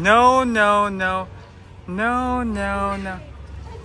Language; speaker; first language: English; non-native, learner; Chinese